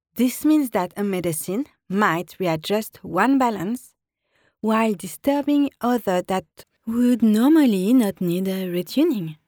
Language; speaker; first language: English; non-native, fluent; French